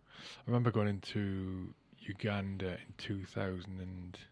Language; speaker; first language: English; native; English